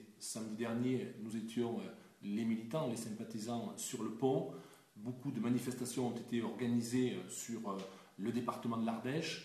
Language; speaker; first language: French; native; French